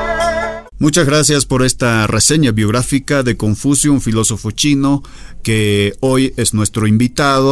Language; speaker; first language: Spanish; native; Spanish